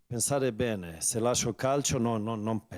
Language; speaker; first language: Italian; non-native, fluent; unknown